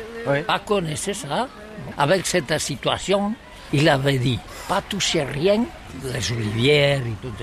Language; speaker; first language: French; non-native, learner; Catalan